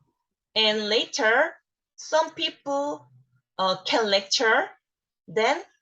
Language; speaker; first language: English; non-native, learner; Korean